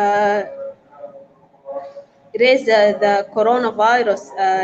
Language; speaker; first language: English; non-native, fluent; Arabic